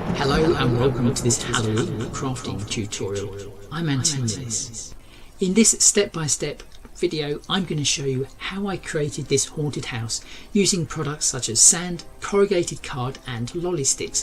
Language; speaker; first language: English; native; English